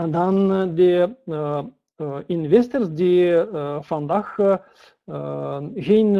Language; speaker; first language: Dutch; non-native, learner; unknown